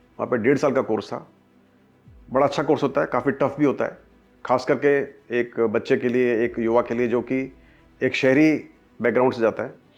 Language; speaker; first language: Hindi; native; Hindi